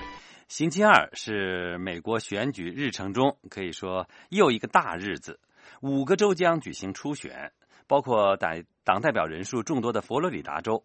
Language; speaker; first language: Chinese; native; Chinese